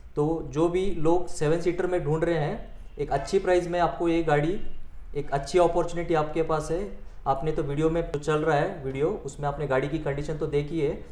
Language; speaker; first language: Hindi; non-native, local second language; Marathi